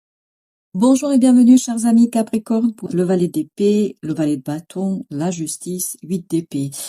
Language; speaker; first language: French; native; French